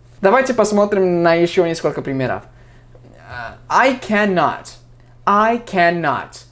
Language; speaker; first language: Russian; non-native, fluent; English